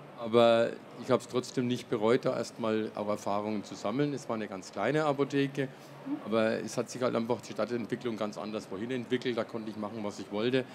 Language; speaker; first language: German; native; German